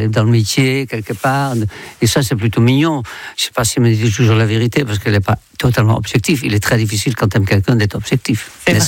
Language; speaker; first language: French; non-native, fluent; Dutch